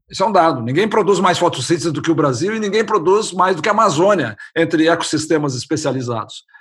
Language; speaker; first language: Portuguese; native; Portuguese